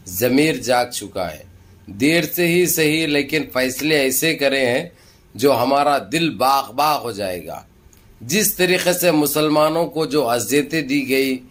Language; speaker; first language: Urdu; native; Urdu